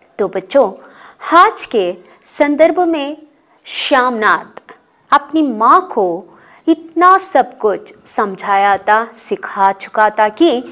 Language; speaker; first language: Hindi; non-native, local second language; Kannada